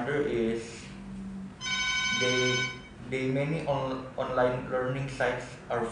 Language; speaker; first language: English; non-native, learner; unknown